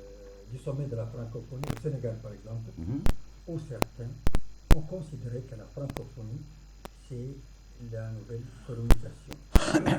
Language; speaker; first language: French; non-native, local second language; Arabic